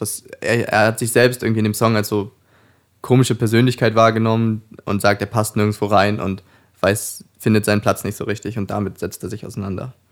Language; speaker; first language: German; native; German